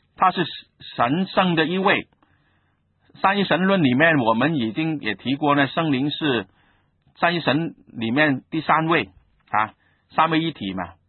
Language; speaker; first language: Chinese; non-native, local second language; Cantonese